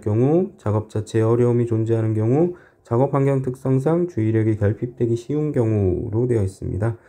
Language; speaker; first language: Korean; native; Korean